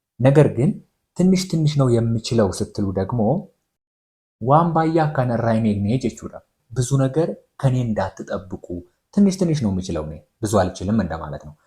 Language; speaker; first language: Amharic; non-native, local second language; Oromo